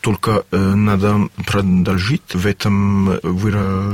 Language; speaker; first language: Russian; non-native, learner; French